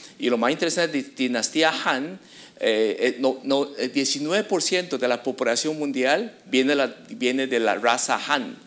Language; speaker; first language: Spanish; early bilingual, other home language; Chinese